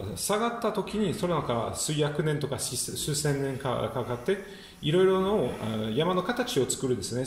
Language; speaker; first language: Japanese; non-native, fluent; French